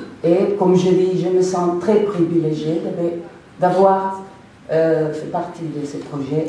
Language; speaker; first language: French; non-native, fluent; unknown